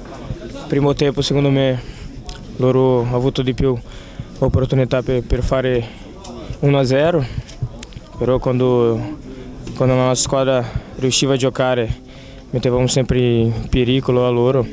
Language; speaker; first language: Italian; non-native, fluent; Portuguese